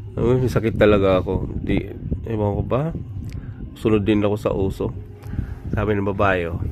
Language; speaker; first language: Filipino; non-native, local second language; Cebuano